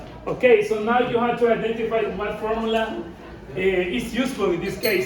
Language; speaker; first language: English; non-native, fluent; Spanish